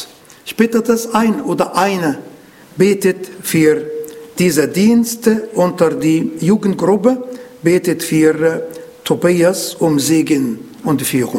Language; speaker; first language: German; non-native, learner; Arabic